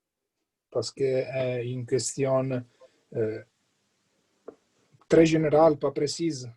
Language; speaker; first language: French; non-native, learner; Italian